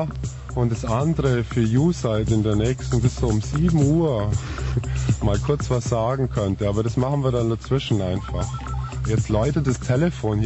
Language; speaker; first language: German; native; German